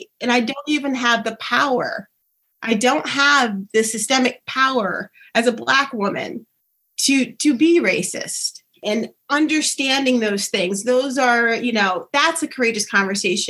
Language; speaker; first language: English; native; English